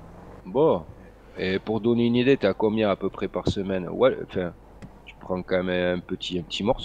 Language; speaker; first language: French; native; French